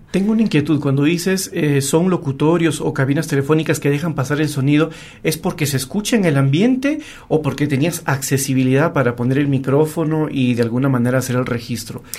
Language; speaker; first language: Spanish; native; Spanish